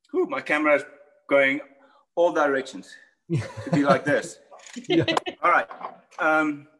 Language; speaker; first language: English; native; English